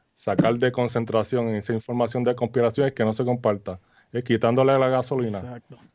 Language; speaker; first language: Spanish; native; Spanish